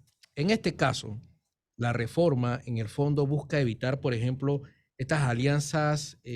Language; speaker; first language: Spanish; native; Spanish